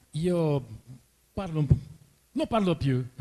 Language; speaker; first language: Italian; early bilingual, heritage; Portuguese